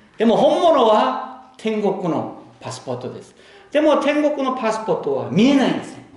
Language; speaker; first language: Japanese; non-native, fluent; Korean